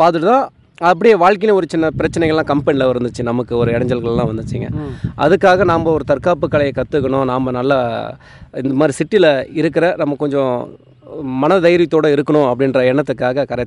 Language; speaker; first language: Tamil; native; Tamil